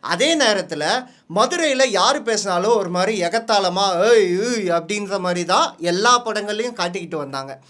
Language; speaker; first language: Tamil; native; Tamil